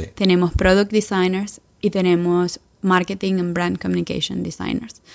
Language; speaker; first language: Spanish; native; Spanish